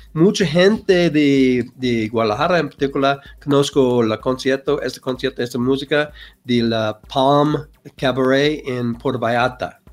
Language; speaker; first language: Spanish; non-native, learner; English